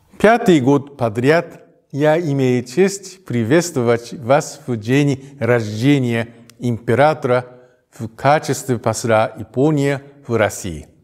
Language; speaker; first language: Russian; non-native, fluent; Japanese